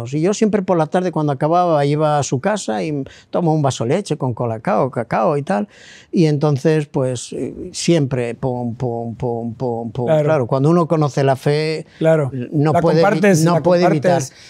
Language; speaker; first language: Spanish; native; Spanish